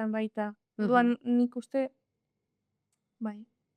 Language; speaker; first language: Basque; non-native, local second language; Spanish